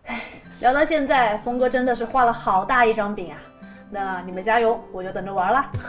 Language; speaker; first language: Chinese; native; Chinese